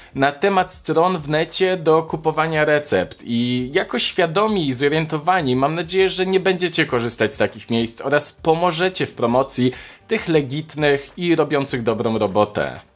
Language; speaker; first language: Polish; native; Polish